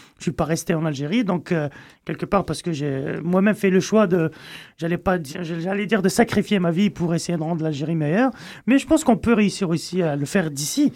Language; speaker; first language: French; native; French